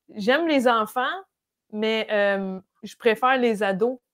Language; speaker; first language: French; native; French